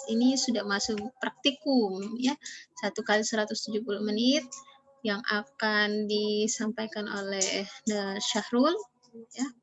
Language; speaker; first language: Indonesian; native; Indonesian